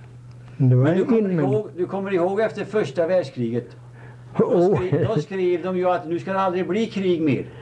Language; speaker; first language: Swedish; native; Swedish